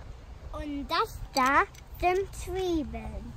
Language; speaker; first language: German; early bilingual, other home language; Indonesian